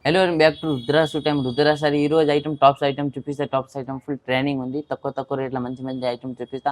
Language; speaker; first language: Telugu; non-native, local second language; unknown